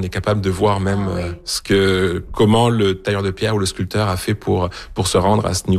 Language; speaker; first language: French; native; French